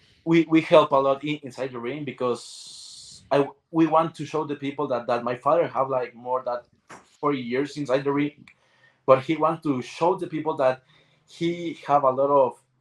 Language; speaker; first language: English; non-native, learner; Spanish